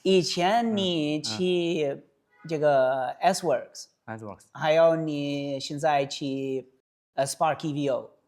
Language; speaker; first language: Chinese; non-native, learner; English